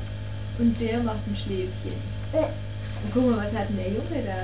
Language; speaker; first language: German; native; German